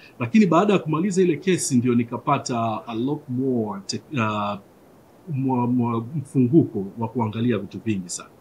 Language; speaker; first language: Swahili; native; Swahili